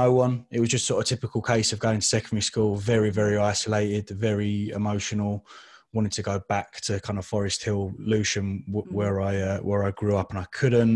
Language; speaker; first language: English; native; English